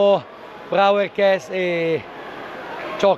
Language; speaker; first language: Turkish; non-native, learner; Italian